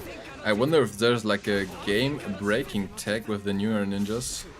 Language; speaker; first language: English; non-native, fluent; German